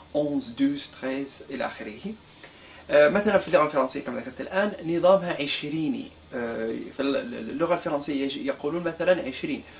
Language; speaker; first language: Arabic; non-native, local second language; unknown